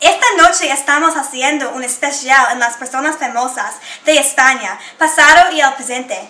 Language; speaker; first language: Spanish; non-native, learner; English